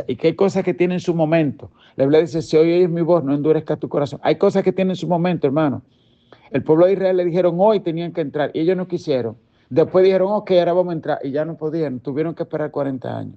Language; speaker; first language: Spanish; native; Spanish